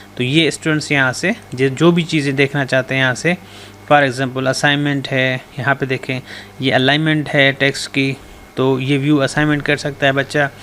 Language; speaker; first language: Urdu; non-native, local second language; Sindhi